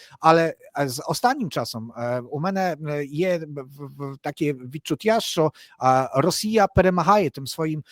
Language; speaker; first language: Polish; non-native, learner; Ukrainian